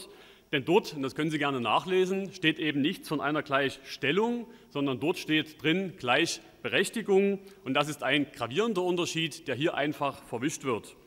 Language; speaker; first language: German; native; German